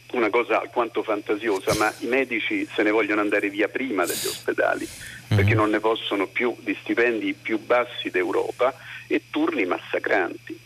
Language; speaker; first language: Italian; native; Italian